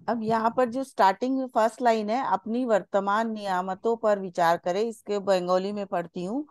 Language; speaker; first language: Hindi; non-native, local second language; Bangla